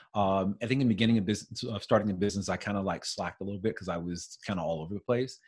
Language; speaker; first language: English; native; English